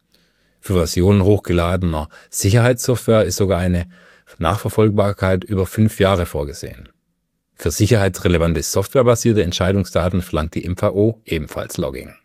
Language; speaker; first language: German; native; German